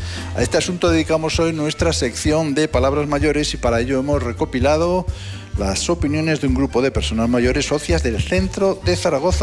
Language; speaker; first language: Spanish; native; Spanish